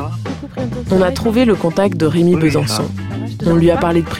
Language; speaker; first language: French; native; French